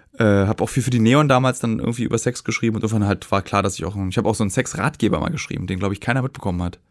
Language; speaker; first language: German; native; German